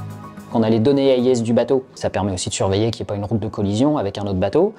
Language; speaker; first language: French; native; French